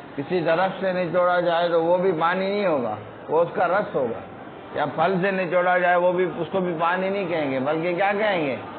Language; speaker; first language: Urdu; non-native, local second language; Sindhi